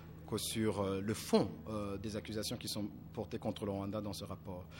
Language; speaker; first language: French; non-native, local second language; Kinyarwanda